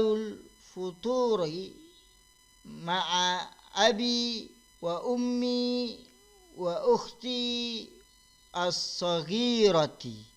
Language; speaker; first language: Arabic; non-native, fluent; Indonesian